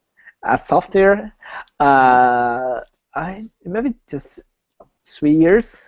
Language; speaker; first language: English; non-native, learner; Japanese